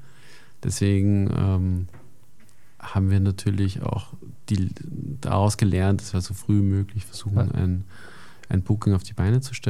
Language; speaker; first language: German; native; German